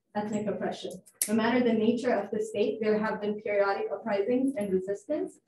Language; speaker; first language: English; non-native, fluent; Amharic